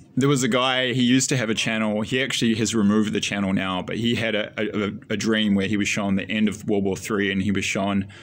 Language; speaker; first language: English; native; English